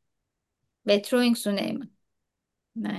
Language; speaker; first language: German; non-native, learner; Turkish